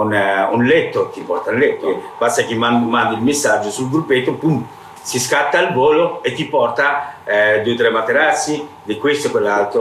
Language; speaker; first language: Italian; non-native, fluent; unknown